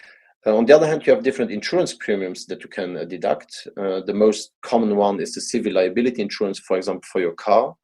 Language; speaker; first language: English; non-native, fluent; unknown